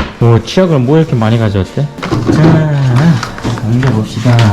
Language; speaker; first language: Korean; native; Korean